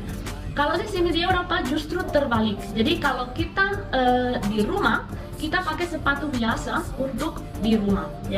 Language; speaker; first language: Indonesian; non-native, fluent; Spanish